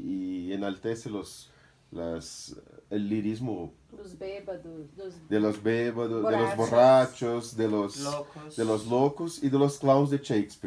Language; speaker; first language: Spanish; non-native, fluent; Portuguese